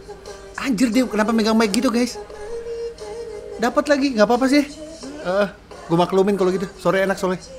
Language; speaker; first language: Indonesian; native; Indonesian